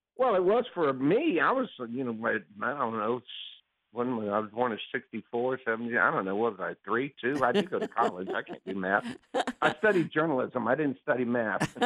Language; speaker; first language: English; native; English